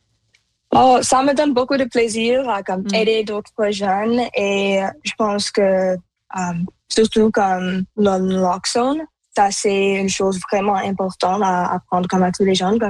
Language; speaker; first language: French; non-native, local second language; Punjabi